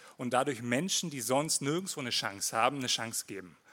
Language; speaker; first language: German; native; German